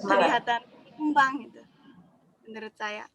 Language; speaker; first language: Indonesian; non-native, fluent; Japanese